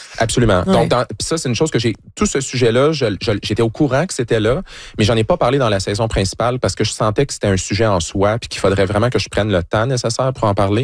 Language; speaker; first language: French; native; French